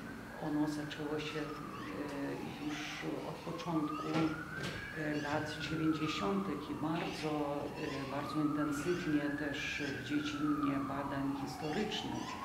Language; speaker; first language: Polish; non-native, fluent; Lithuanian